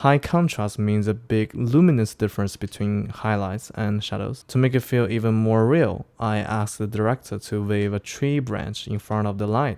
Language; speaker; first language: English; non-native, fluent; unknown